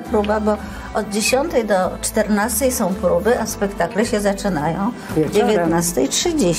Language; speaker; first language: Polish; native; Polish